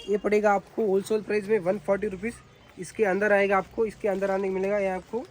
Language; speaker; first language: Hindi; non-native, local second language; Kannada